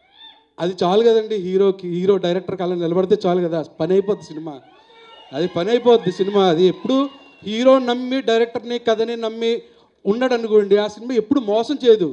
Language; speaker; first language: Telugu; native; Telugu